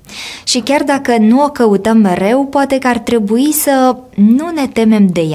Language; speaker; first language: Romanian; native; Romanian